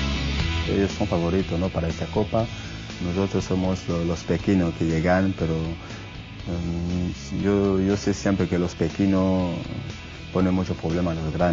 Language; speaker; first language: Spanish; non-native, fluent; French